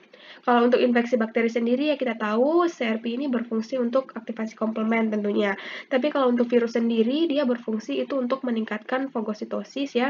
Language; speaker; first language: Indonesian; native; Indonesian